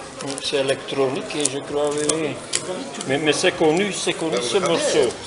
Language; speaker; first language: French; non-native, local second language; Dutch